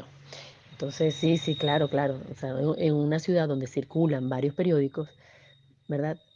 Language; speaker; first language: Spanish; native; Spanish